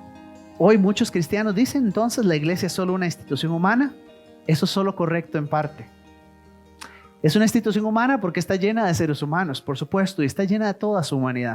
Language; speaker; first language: Spanish; native; Spanish